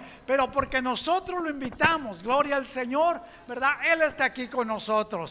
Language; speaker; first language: Spanish; native; Spanish